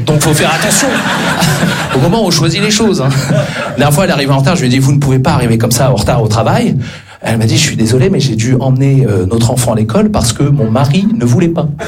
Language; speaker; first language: French; native; French